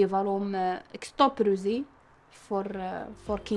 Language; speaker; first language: Dutch; non-native, learner; Arabic